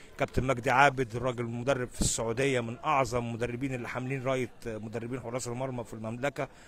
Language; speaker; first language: Egyptian Arabic; native; Egyptian Arabic